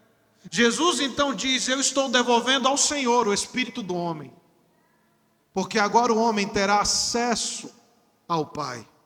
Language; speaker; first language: Portuguese; native; Portuguese